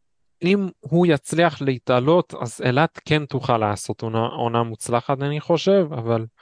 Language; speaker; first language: Hebrew; native; Hebrew